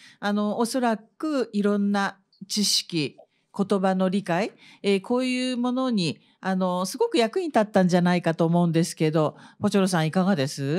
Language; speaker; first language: Japanese; native; Japanese